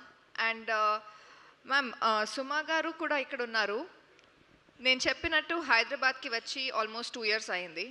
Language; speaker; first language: Telugu; non-native, local second language; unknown